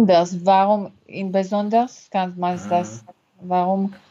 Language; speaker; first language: German; non-native, learner; French